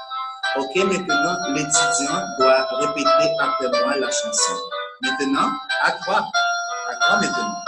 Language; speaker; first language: French; non-native, local second language; Haitian Creole